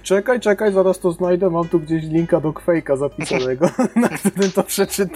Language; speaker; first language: Polish; native; Polish